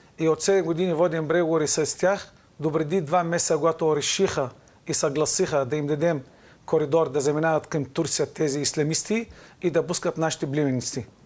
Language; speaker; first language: Bulgarian; non-native, fluent; Arabic